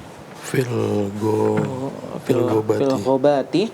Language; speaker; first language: Arabic; non-native, learner; Indonesian